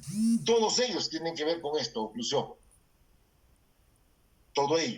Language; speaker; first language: Spanish; native; Spanish